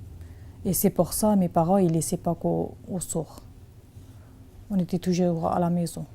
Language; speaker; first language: French; non-native, learner; Turkish